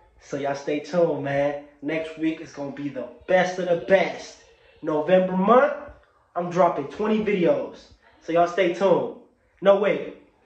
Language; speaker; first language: English; early bilingual, other home language; Spanish